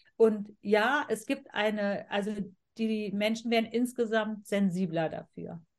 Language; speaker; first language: German; native; German